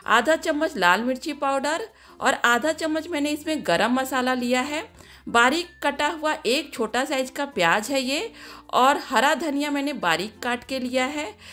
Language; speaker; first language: Hindi; native; Hindi